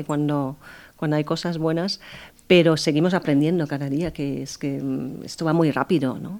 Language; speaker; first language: Spanish; non-native, fluent; German